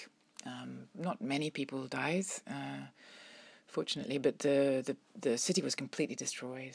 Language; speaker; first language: English; native; English